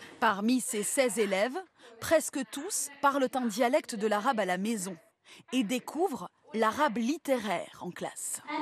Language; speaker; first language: French; native; French